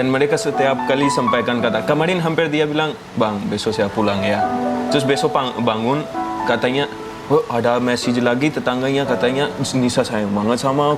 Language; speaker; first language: Indonesian; non-native, fluent; Hindi